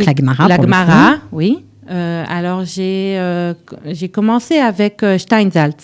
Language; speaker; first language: French; early bilingual, heritage; French